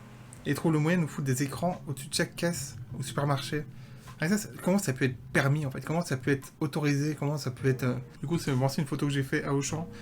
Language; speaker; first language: French; native; French